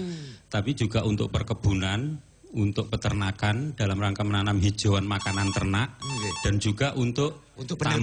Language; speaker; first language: Indonesian; non-native, local second language; Javanese